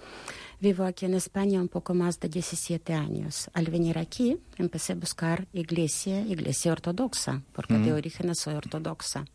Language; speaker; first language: Spanish; non-native, fluent; Russian